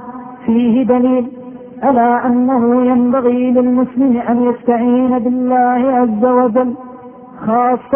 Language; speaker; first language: Arabic; native; Arabic